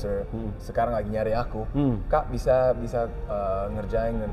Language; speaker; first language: Indonesian; early bilingual, heritage; English